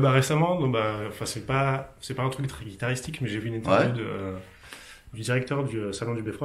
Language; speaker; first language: French; native; French